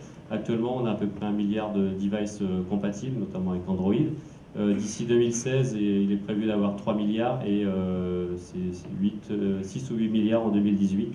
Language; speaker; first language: French; native; French